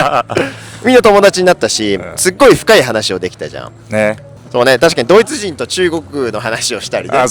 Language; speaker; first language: Japanese; native; Japanese